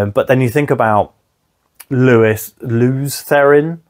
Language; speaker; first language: English; native; English